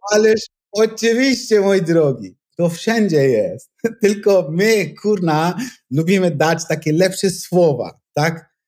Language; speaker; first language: Polish; non-native, fluent; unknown